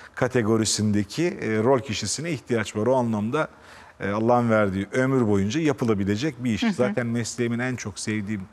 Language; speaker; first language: Turkish; native; Turkish